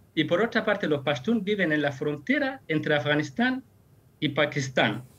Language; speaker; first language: Spanish; non-native, fluent; Persian